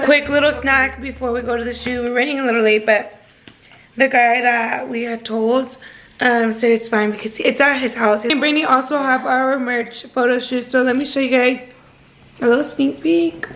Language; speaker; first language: English; early bilingual, other home language; Spanish